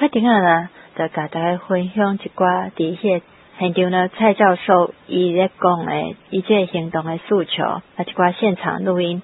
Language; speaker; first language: Chinese; native; Chinese